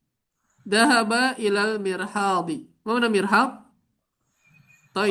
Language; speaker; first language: Arabic; non-native, learner; Indonesian